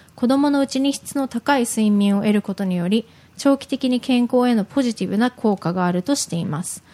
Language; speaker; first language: Japanese; early bilingual, heritage; Japanese